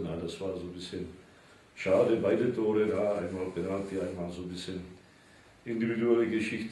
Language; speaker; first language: German; non-native, fluent; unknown